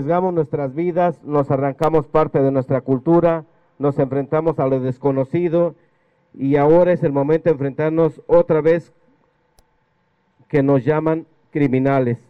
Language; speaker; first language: Spanish; native; Spanish